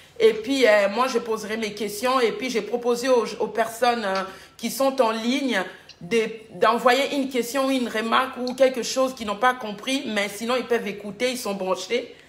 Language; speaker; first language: French; non-native, local second language; Lingala